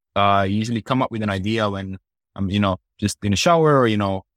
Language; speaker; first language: English; non-native, fluent; Estonian